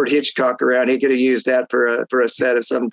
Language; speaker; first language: English; native; English